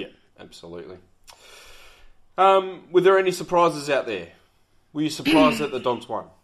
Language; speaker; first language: English; native; English